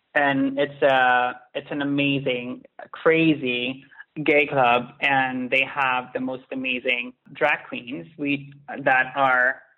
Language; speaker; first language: English; non-native, fluent; Italian